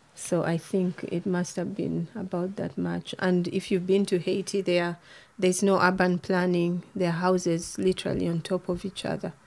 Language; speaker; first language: English; non-native, local second language; Ganda